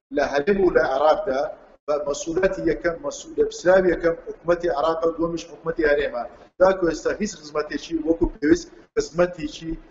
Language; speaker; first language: Central Kurdish; non-native, local second language; Turkish